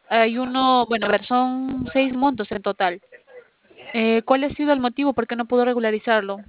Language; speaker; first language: Spanish; native; Spanish